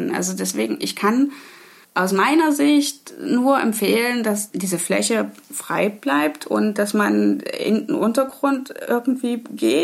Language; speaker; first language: German; native; German